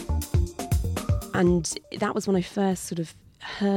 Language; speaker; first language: English; native; English